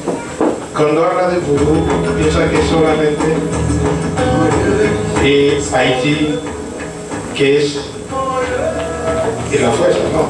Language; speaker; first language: Spanish; non-native, learner; French